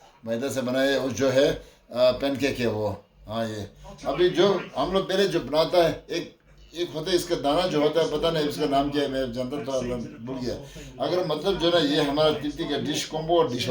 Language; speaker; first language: Hindi; non-native, local second language; Tibetan